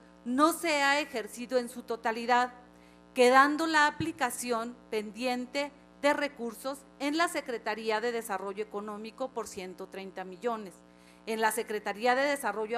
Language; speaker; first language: Spanish; native; Spanish